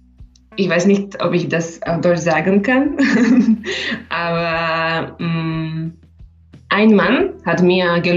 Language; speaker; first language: German; non-native, learner; Slovak